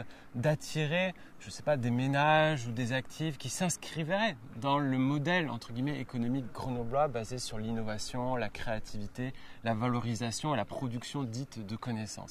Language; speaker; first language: French; native; French